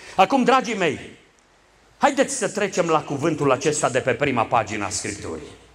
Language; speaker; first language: Romanian; native; Romanian